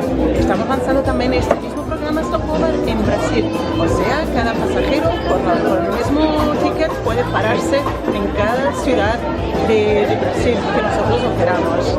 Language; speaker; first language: Spanish; non-native, fluent; Portuguese